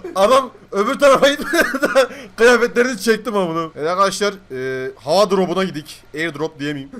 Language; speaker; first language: Turkish; native; Turkish